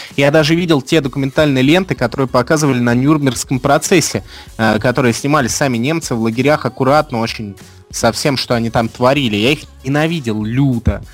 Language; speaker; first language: Russian; non-native, fluent; English